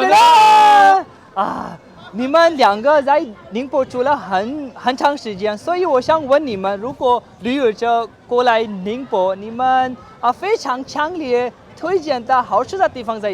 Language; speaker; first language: Chinese; non-native, fluent; Urdu